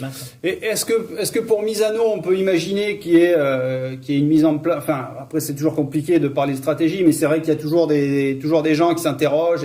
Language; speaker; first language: French; native; French